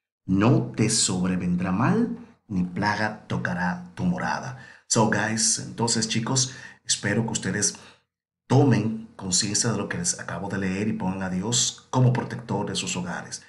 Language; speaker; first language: Spanish; native; Spanish